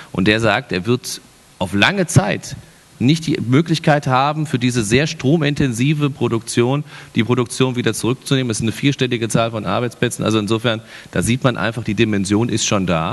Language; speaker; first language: German; native; German